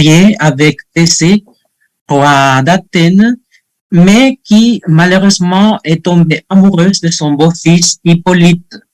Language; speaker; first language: French; non-native, fluent; Spanish